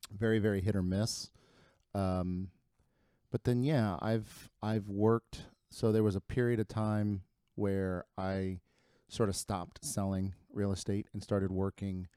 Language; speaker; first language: English; early bilingual, other home language; Spanish